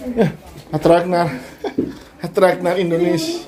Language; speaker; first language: Dutch; non-native, learner; Indonesian